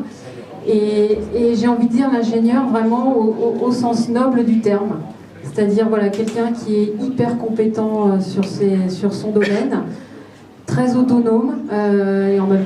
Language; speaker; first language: French; native; French